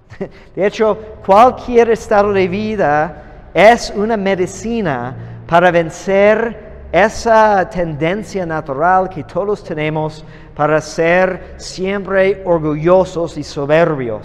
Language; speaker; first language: Spanish; non-native, fluent; English